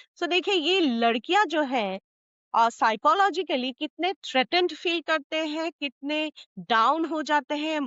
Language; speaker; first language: Hindi; non-native, local second language; Assamese